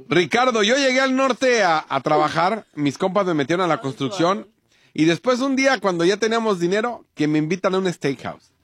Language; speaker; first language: Spanish; native; Spanish